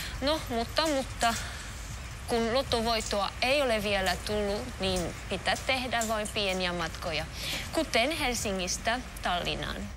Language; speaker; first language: Finnish; non-native, fluent; French